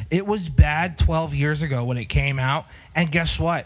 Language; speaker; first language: English; native; English